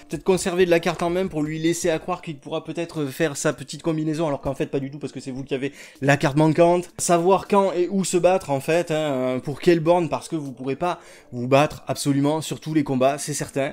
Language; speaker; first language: French; native; French